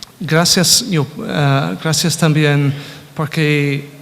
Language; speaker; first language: Spanish; non-native, fluent; English